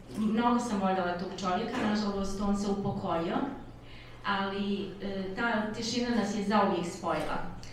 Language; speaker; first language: Bosnian; native; Bosnian